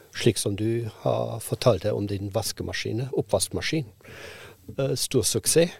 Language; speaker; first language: Norwegian; non-native, fluent; German